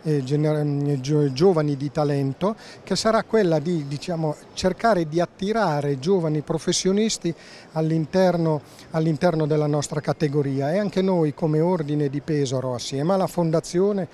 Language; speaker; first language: Italian; native; Italian